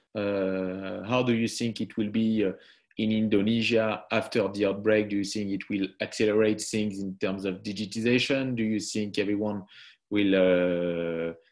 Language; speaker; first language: English; non-native, fluent; French